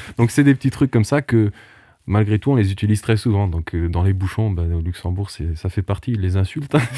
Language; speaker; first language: French; non-native, local second language; Portuguese